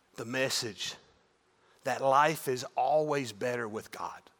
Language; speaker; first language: English; native; English